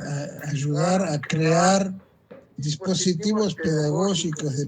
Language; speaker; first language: Portuguese; non-native, fluent; Spanish